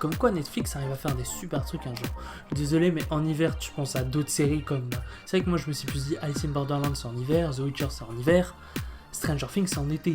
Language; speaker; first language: French; native; French